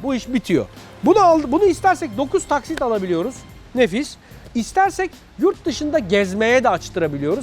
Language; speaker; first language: Turkish; native; Turkish